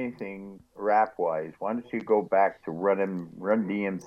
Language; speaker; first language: English; native; English